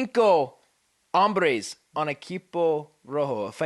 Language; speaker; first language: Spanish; non-native, learner; English